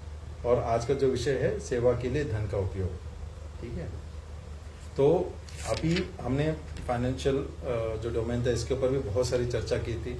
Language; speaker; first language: Hindi; native; Hindi